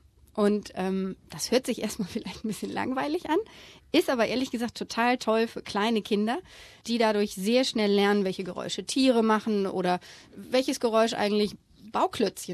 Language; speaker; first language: German; native; German